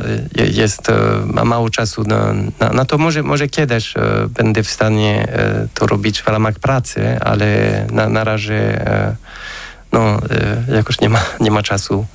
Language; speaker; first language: Polish; non-native, fluent; French